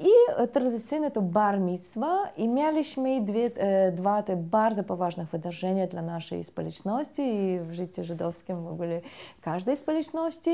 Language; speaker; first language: Polish; non-native, fluent; Russian